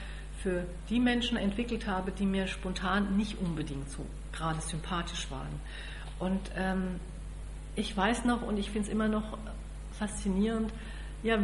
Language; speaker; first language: German; native; German